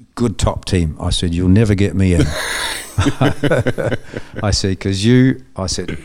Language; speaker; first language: English; native; English